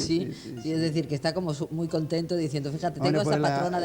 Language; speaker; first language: Spanish; native; Spanish